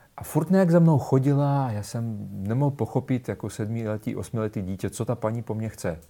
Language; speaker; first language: Czech; non-native, fluent; Russian